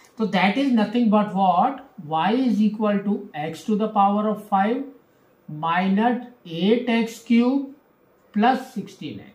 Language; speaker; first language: English; non-native, local second language; Hindi